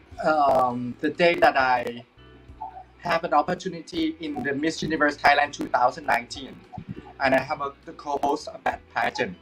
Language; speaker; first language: English; non-native, fluent; Thai